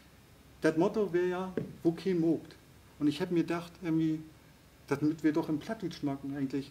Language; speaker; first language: German; native; German